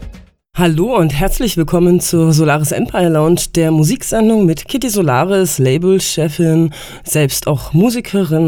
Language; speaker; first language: German; native; German